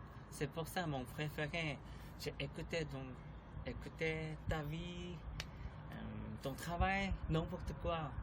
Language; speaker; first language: French; non-native, learner; Korean